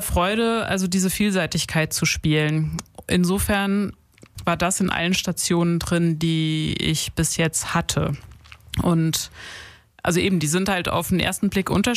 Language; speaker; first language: German; native; German